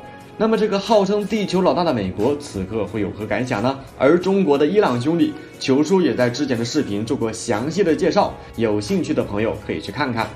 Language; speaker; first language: Chinese; native; Chinese